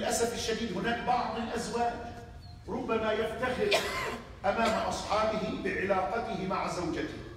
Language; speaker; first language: Arabic; native; Arabic